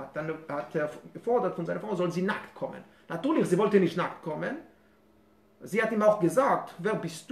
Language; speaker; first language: German; non-native, fluent; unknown